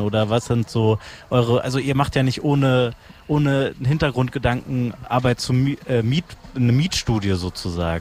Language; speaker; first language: German; native; German